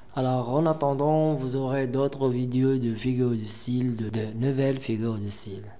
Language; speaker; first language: French; non-native, local second language; Arabic